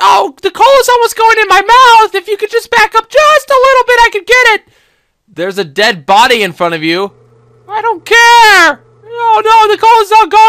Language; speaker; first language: English; native; English